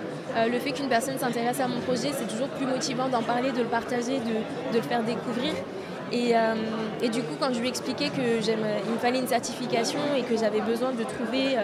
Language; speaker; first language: French; native; French